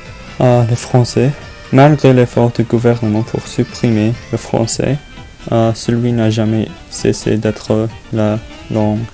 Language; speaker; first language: French; non-native, learner; English